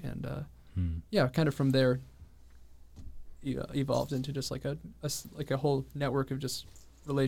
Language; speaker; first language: English; native; English